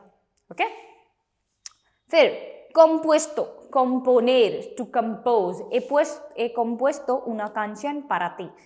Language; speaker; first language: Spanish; non-native, fluent; Hindi